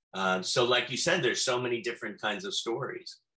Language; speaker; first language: English; native; English